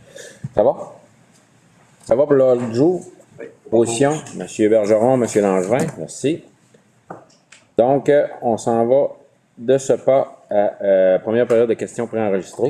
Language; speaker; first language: French; native; French